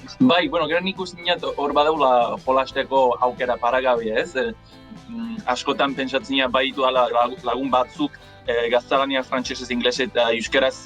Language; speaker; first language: Basque; non-native, fluent; English